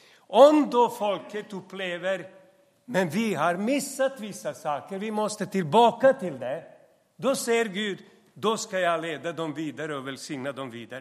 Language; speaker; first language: Swedish; non-native, fluent; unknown